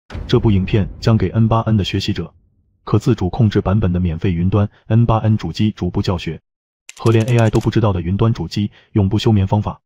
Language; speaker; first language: Chinese; native; Chinese